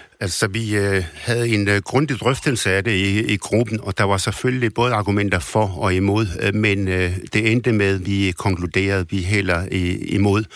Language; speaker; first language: Danish; early bilingual, other home language; Arabic